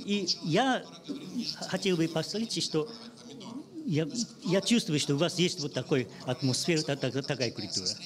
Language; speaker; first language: Russian; non-native, learner; Japanese